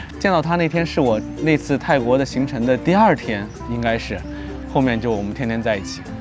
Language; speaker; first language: Chinese; native; Chinese